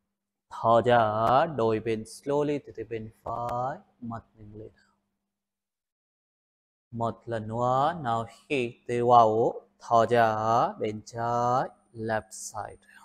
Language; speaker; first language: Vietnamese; non-native, learner; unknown